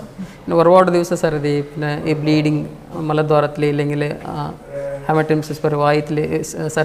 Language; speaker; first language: Malayalam; non-native, fluent; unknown